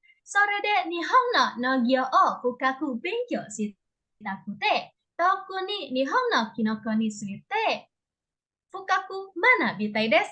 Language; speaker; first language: Japanese; non-native, learner; Indonesian